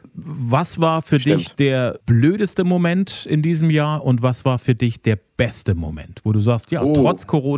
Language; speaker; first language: German; native; German